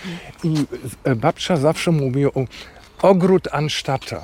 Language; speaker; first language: Polish; non-native, fluent; German